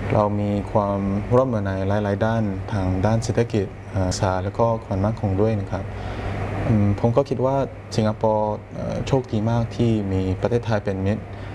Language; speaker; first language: Thai; non-native, fluent; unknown